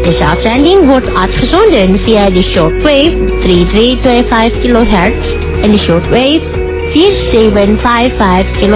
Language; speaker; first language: Dutch; non-native, fluent; Indonesian